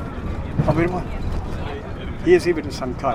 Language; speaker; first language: German; non-native, learner; Spanish